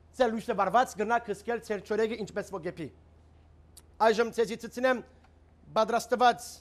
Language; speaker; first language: Armenian; early bilingual, heritage; Armenian